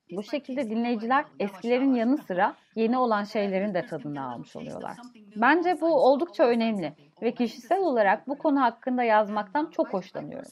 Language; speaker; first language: Turkish; native; Turkish